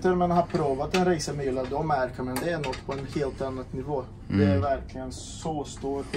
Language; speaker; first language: Swedish; non-native, fluent; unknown